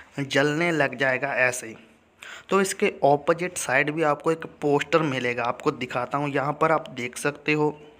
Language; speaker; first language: Hindi; native; Hindi